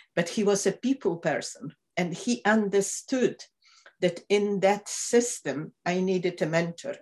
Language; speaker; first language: English; non-native, fluent; Polish